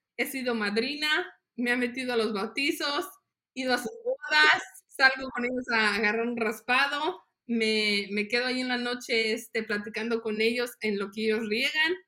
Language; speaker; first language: Spanish; early bilingual, heritage; Spanish